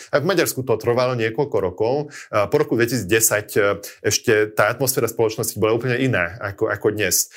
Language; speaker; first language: Slovak; non-native, local second language; Hungarian